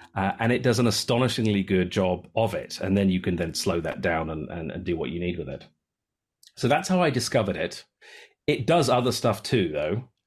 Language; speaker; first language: English; native; English